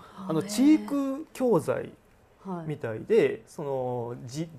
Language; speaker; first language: Japanese; native; Japanese